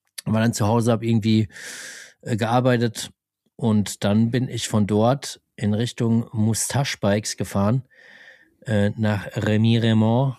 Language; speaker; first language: German; native; German